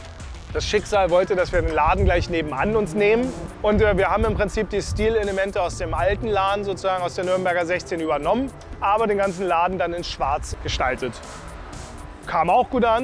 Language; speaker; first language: German; native; German